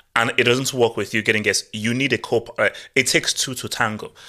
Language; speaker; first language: English; non-native, local second language; Yoruba